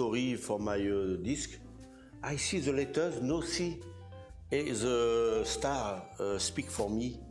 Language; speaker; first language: English; non-native, learner; French